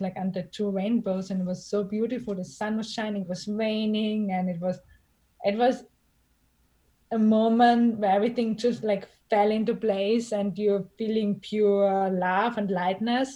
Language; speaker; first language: English; non-native, fluent; German